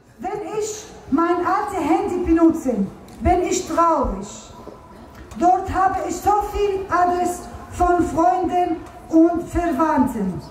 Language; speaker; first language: German; non-native, learner; Arabic